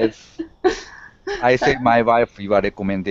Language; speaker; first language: English; non-native, learner; Japanese